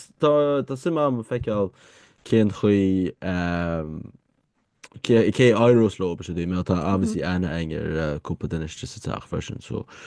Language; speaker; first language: Irish; native; Irish